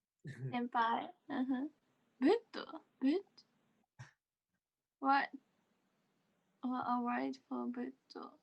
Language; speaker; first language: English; non-native, learner; Japanese